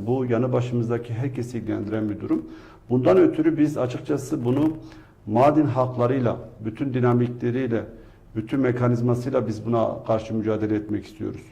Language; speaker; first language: Turkish; non-native, local second language; Kurdish